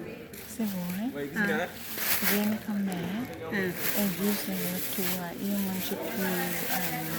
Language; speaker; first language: Italian; non-native, learner; English